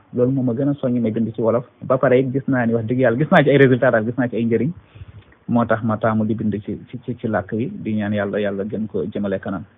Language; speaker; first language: Wolof; non-native, local second language; Fula